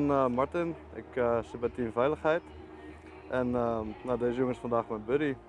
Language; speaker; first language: Dutch; native; Dutch